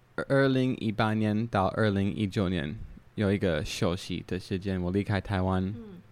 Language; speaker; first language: Chinese; non-native, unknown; English